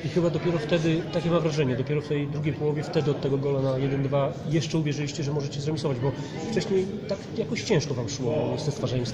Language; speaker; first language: Polish; native; Polish